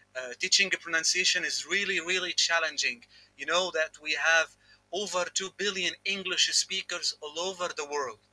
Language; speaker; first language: English; non-native, fluent; Arabic